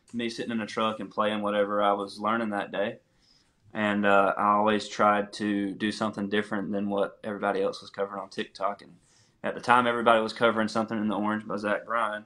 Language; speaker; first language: English; native; English